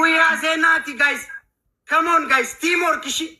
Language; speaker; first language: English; non-native, learner; Oromo